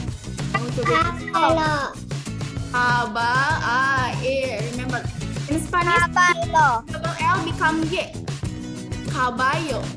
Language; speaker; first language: English; non-native, local second language; Indonesian